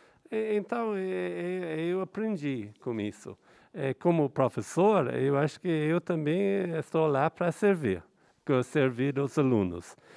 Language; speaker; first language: Portuguese; non-native, fluent; English